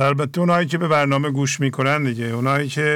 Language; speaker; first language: Persian; native; Persian